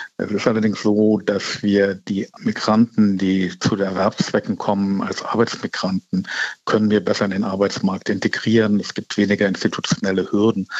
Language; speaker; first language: German; native; German